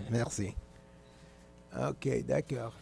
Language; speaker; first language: French; non-native, fluent; Spanish